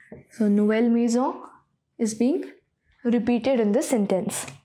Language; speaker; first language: English; non-native, local second language; Hindi